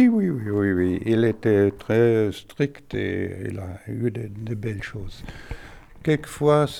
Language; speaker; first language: French; non-native, fluent; German